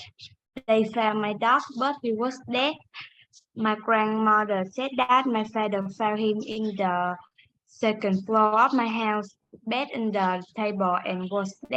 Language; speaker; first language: English; non-native, learner; Vietnamese